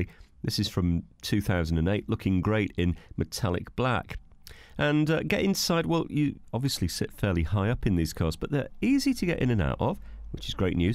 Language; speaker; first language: English; native; English